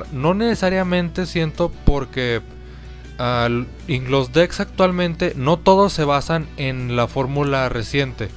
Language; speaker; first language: Spanish; native; Spanish